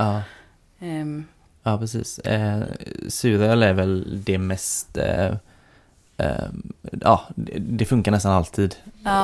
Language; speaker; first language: Swedish; native; Swedish